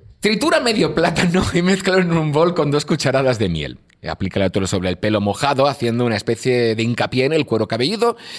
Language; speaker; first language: Spanish; native; Spanish